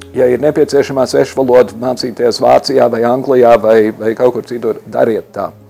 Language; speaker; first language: Latvian; early bilingual, heritage; Latvian